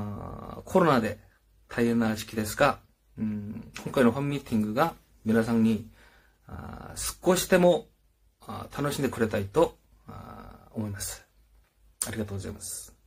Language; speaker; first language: Japanese; non-native, learner; Korean